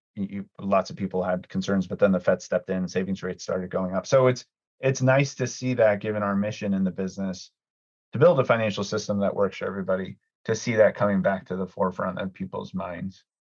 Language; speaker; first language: English; early bilingual, other home language; Greek